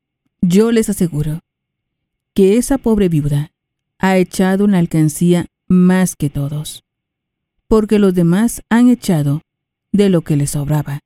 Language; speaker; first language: Spanish; native; Spanish